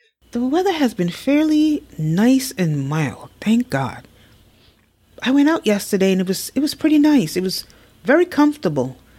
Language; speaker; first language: English; native; English